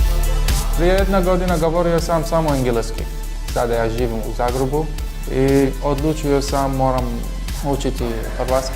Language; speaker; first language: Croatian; non-native, learner; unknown